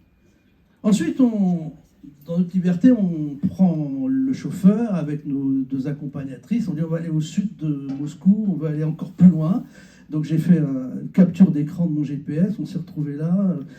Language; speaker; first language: French; native; French